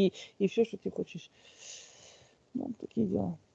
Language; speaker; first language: Russian; non-native, fluent; French